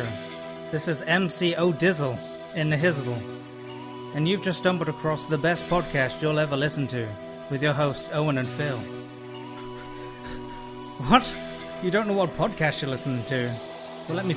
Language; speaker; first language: English; native; English